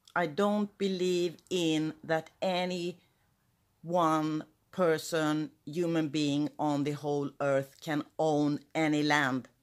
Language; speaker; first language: English; non-native, fluent; Swedish